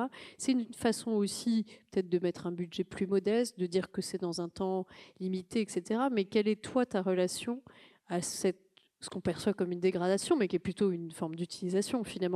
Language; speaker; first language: French; native; French